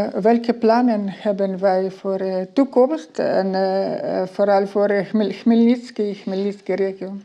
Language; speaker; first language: Dutch; non-native, learner; Ukrainian